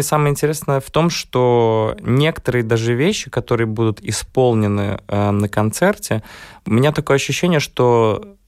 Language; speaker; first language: Russian; native; Russian